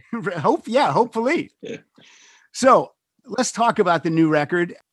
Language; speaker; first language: English; native; English